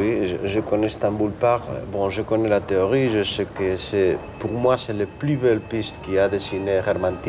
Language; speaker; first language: French; non-native, fluent; Spanish